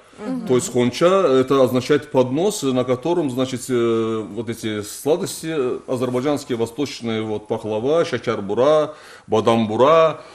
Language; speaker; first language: Russian; non-native, local second language; Azerbaijani